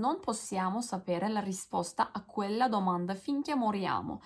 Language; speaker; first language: Italian; non-native, learner; Turkish